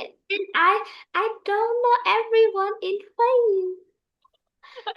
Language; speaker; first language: English; non-native, learner; Vietnamese